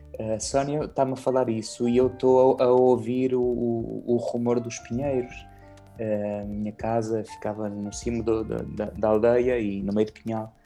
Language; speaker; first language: Portuguese; native; Portuguese